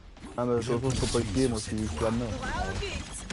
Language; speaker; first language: French; native; French